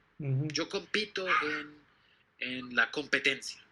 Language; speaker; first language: Spanish; non-native, fluent; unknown